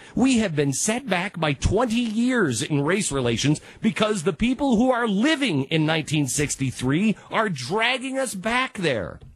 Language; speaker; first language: English; native; English